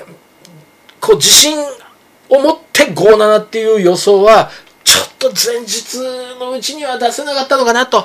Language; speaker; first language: Japanese; native; Japanese